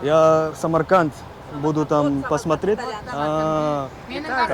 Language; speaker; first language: Russian; non-native, learner; English